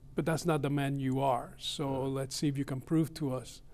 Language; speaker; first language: English; early bilingual, other home language; Spanish